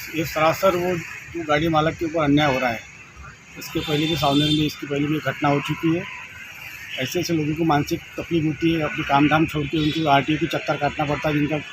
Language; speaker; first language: Hindi; non-native, local second language; Marathi